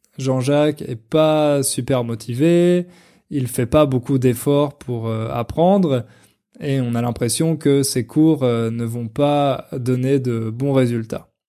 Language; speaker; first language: French; native; French